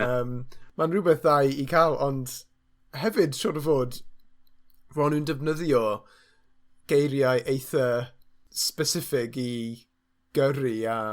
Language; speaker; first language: Welsh; non-native, learner; English